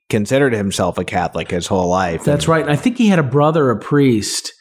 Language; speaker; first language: English; native; English